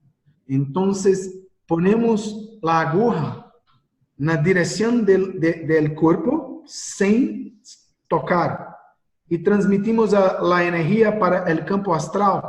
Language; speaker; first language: Spanish; non-native, learner; Portuguese